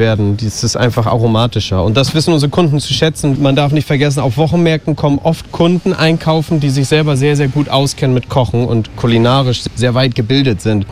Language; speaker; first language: German; native; German